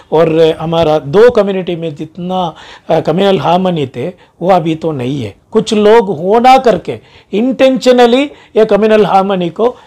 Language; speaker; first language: Hindi; non-native, local second language; Urdu